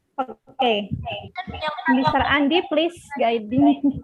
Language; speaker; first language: English; non-native, learner; Indonesian